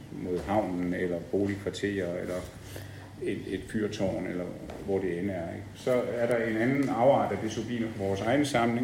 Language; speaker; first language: Danish; native; Danish